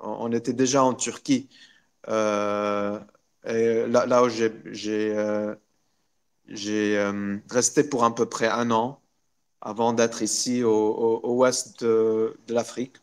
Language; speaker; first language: French; non-native, local second language; Arabic